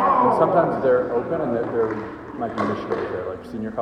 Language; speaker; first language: English; native; English